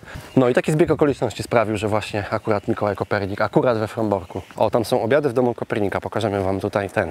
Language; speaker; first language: Polish; native; Polish